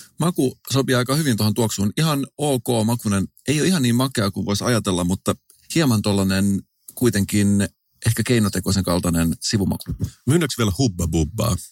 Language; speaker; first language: Finnish; native; Finnish